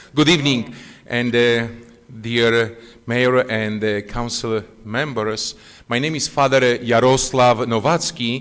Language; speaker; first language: English; non-native, fluent; Polish